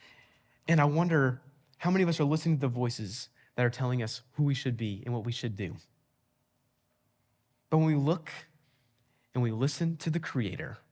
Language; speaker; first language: English; native; English